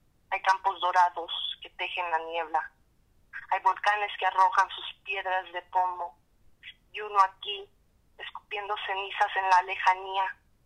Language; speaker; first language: Spanish; early bilingual, heritage; Spanish